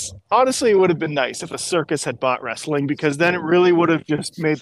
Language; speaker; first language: English; native; English